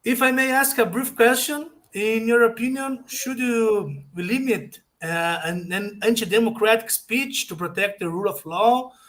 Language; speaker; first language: English; non-native, learner; Portuguese